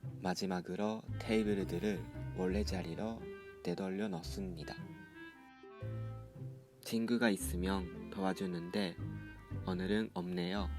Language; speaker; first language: Korean; non-native, fluent; Japanese